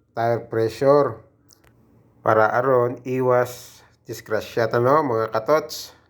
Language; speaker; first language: Cebuano; non-native, local second language; Hiligaynon